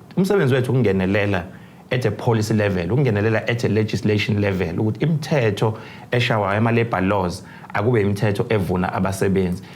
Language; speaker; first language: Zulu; native; Zulu